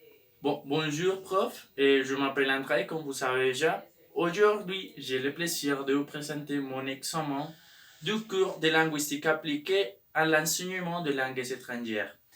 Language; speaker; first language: French; non-native, learner; Spanish